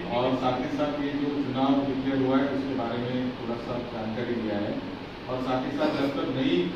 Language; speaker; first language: Hindi; non-native, local second language; Marathi